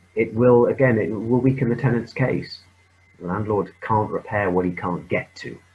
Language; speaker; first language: English; native; English